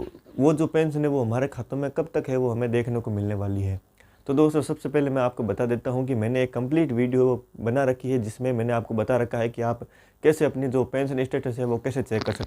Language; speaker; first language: Hindi; non-native, local second language; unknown